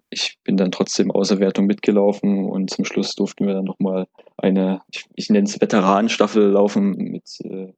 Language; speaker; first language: German; native; German